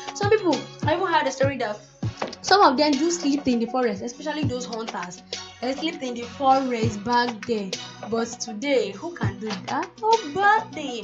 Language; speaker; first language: English; non-native, local second language; Yoruba